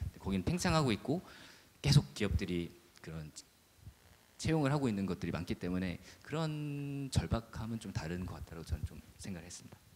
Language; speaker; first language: Korean; native; Korean